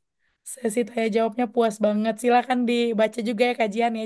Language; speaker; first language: Indonesian; native; Indonesian